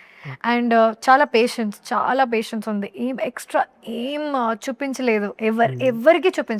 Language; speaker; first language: Telugu; non-native, learner; Hindi